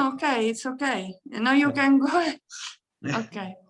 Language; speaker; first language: English; non-native, fluent; Italian